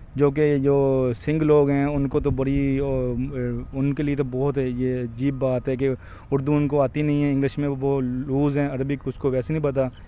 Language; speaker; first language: Urdu; non-native, local second language; Punjabi